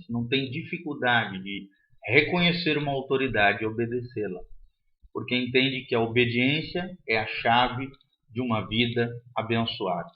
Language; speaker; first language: Portuguese; native; Portuguese